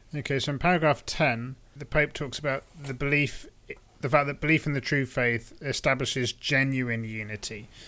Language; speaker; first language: English; native; English